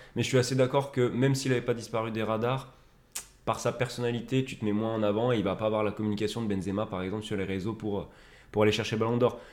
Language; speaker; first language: French; native; French